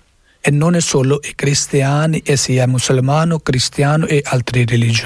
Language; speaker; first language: Italian; non-native, learner; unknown